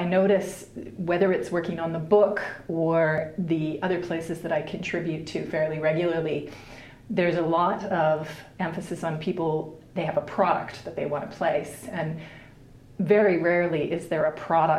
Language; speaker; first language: English; native; English